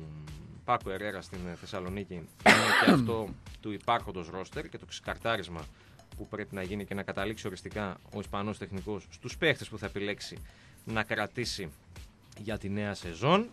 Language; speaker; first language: Greek; native; Greek